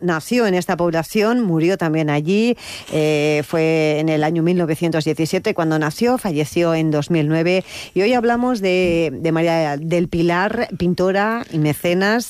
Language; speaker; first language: Spanish; native; Spanish